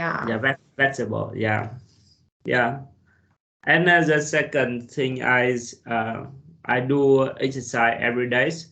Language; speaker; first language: English; non-native, learner; Vietnamese